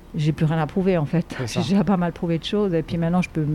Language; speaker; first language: French; native; French